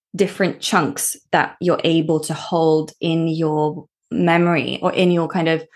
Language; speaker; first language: English; early bilingual, other home language; Norwegian